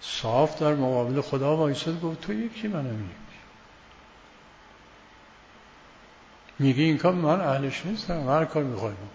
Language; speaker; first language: Persian; native; Persian